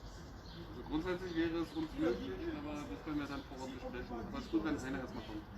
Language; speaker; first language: German; native; German